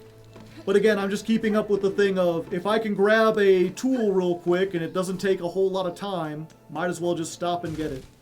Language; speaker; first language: English; native; English